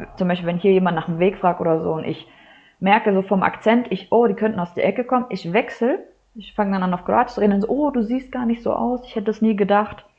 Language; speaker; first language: German; native; German